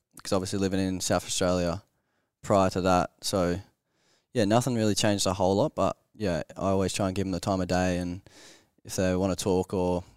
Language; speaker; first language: English; native; English